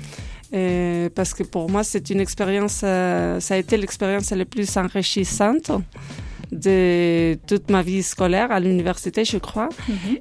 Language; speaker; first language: French; non-native, fluent; Spanish